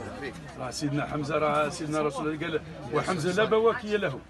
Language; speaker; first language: Arabic; native; Arabic